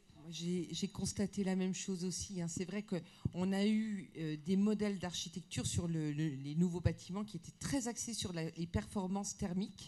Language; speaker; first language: French; native; French